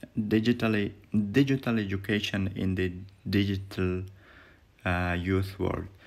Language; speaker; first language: English; non-native, learner; Persian